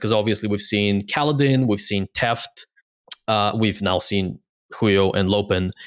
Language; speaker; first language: English; non-native, fluent; Bulgarian